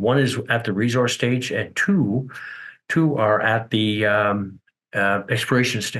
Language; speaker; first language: English; native; English